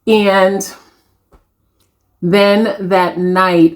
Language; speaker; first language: English; native; English